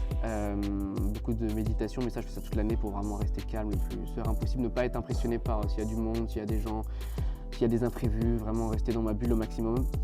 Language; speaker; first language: French; native; French